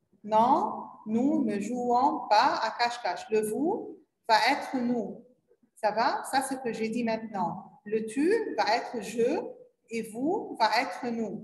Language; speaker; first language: French; non-native, learner; Arabic